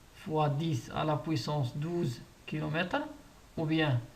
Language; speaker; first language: French; non-native, local second language; Arabic